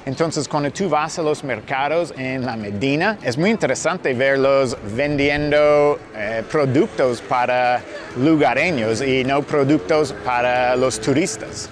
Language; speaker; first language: Spanish; non-native, fluent; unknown